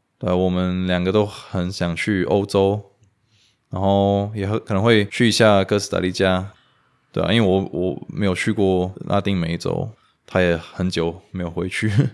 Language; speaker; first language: Chinese; non-native, fluent; Romanian